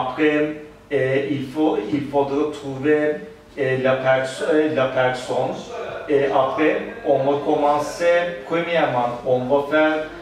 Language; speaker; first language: French; non-native, learner; Turkish